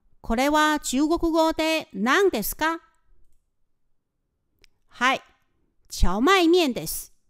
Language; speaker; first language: Japanese; non-native, fluent; Chinese